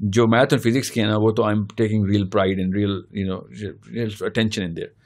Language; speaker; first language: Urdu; native; Urdu